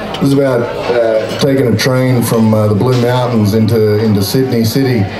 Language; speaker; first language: English; native; English